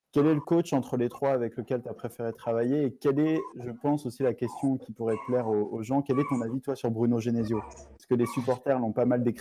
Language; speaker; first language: French; native; French